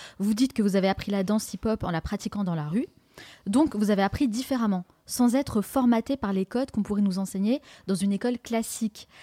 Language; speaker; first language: French; native; French